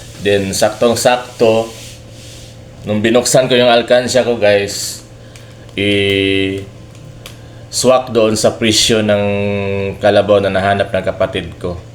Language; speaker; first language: Filipino; non-native, local second language; Cebuano